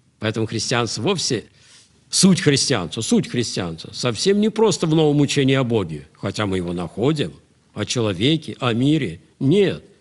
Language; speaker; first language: Russian; native; Russian